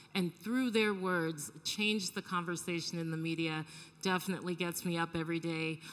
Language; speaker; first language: English; native; English